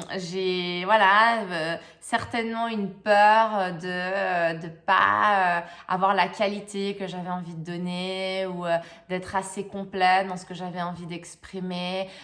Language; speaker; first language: French; native; French